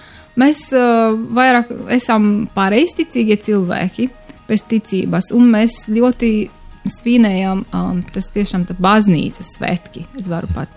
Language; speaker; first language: Latvian; non-native, learner; Romanian